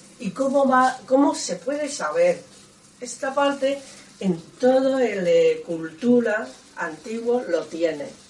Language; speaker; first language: Spanish; non-native, learner; Chinese